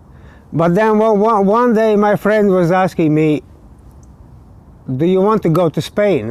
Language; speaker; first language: English; non-native, learner; Latvian